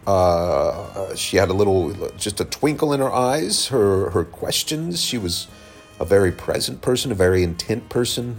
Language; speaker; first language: English; native; English